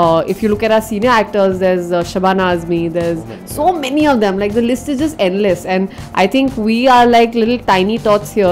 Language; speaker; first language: English; non-native, local second language; Hindi